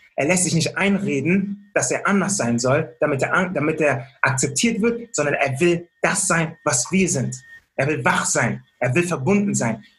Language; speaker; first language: German; early bilingual, other home language; Akan